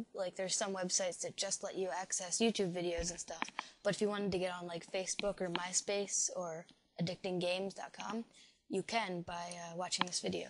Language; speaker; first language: English; native; English